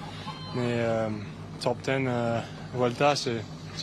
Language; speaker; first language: French; non-native, fluent; English